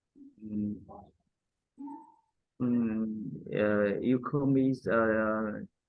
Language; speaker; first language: English; non-native, learner; Vietnamese